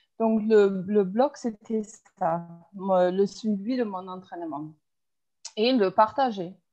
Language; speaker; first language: French; non-native, fluent; German